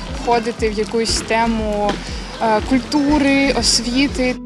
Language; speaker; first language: Ukrainian; non-native, local second language; Russian